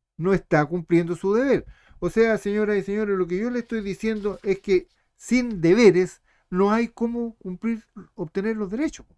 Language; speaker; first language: Spanish; native; Spanish